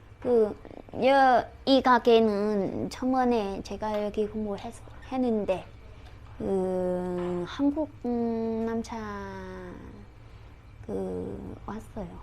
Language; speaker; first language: Korean; non-native, learner; Vietnamese